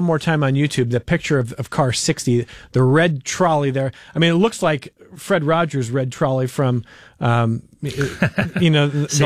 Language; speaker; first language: English; native; English